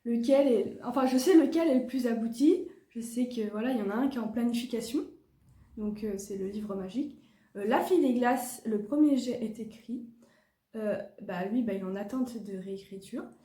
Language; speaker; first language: French; native; French